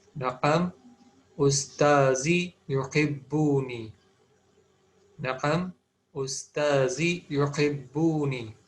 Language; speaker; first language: Arabic; non-native, fluent; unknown